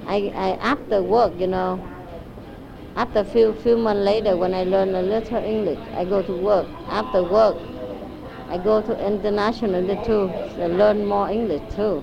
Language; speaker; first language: English; non-native, learner; Vietnamese